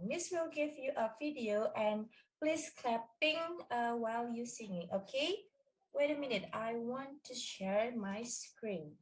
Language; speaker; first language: English; non-native, learner; Indonesian